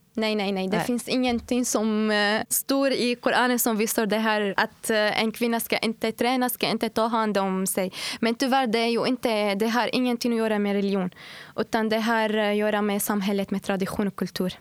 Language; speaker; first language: Swedish; non-native, fluent; Arabic